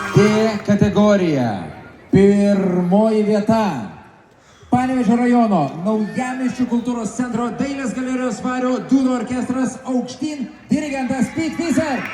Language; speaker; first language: Lithuanian; native; Lithuanian